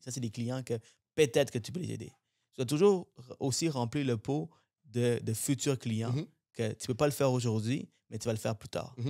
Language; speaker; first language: French; native; French